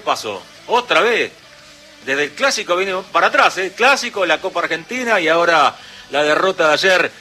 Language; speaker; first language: Spanish; native; Spanish